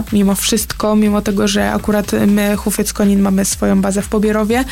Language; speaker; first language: Polish; native; Polish